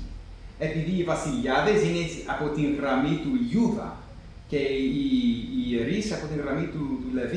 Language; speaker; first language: Greek; non-native, fluent; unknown